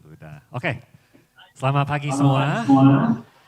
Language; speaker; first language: Indonesian; non-native, fluent; English